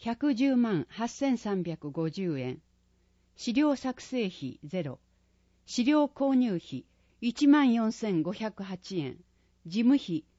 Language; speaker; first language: Japanese; native; Japanese